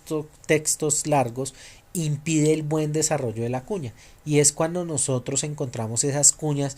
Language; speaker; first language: Spanish; native; Spanish